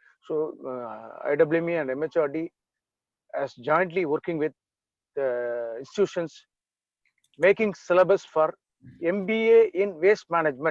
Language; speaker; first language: English; non-native, local second language; Tamil